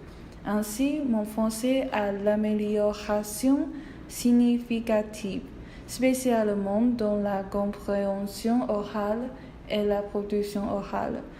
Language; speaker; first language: French; non-native, learner; Chinese